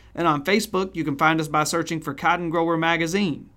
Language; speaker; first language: English; native; English